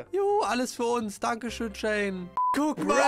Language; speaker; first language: German; native; German